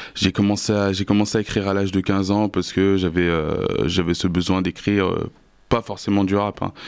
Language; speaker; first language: French; native; French